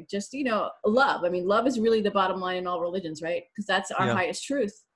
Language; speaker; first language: English; native; English